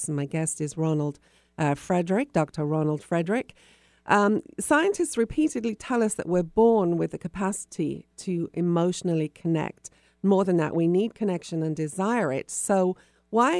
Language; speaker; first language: English; native; English